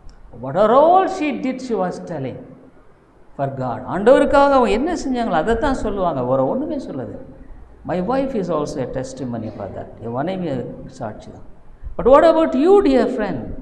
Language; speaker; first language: English; non-native, local second language; Tamil